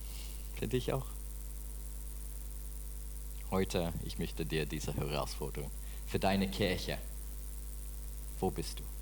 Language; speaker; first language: German; non-native, fluent; English